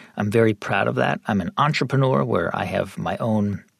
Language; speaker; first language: English; native; English